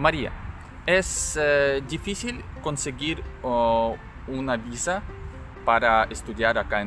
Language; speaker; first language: Spanish; non-native, learner; Russian